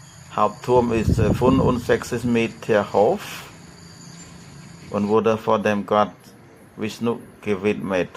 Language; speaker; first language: German; non-native, learner; Khmer